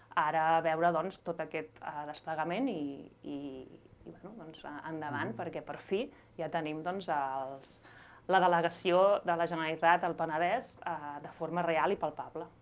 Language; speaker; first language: Catalan; native; Catalan